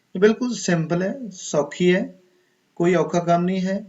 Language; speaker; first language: Hindi; non-native, local second language; Punjabi